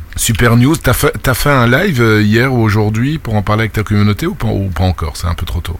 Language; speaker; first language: French; native; French